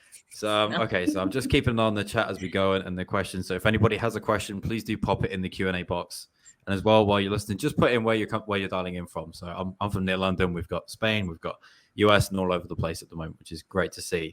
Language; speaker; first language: English; native; English